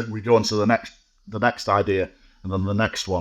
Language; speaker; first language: English; native; English